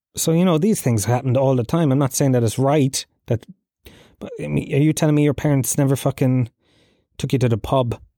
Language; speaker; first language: English; native; English